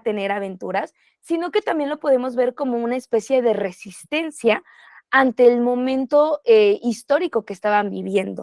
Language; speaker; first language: Spanish; native; Spanish